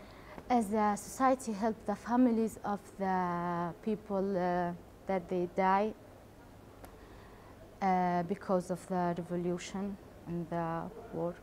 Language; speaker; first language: English; non-native, learner; Arabic